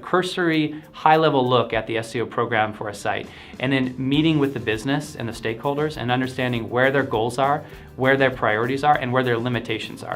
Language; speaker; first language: English; native; English